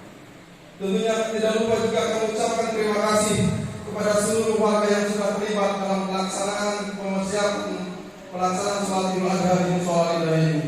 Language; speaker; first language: Indonesian; native; Indonesian